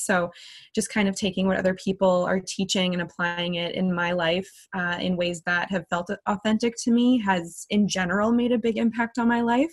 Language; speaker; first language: English; native; English